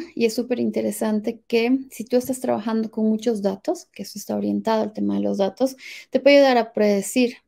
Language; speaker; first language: Spanish; native; Spanish